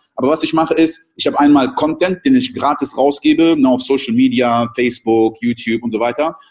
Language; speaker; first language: German; early bilingual, other home language; French